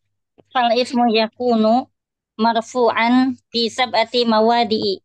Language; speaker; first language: Arabic; non-native, learner; Indonesian